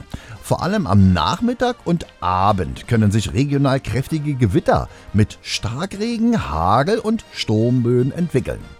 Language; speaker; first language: German; native; German